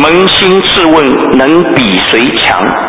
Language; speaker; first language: Chinese; native; Chinese